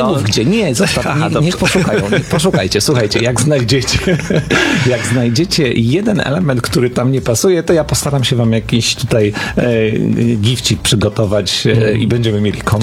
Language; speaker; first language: Polish; native; Polish